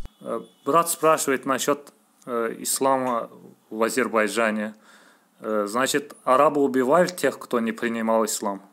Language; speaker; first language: Russian; non-native, learner; Azerbaijani